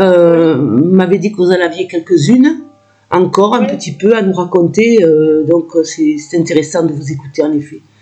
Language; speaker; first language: French; native; French